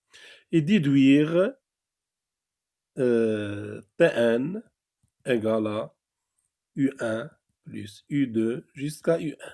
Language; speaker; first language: French; non-native, local second language; Arabic